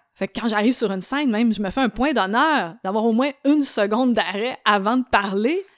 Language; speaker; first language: French; native; French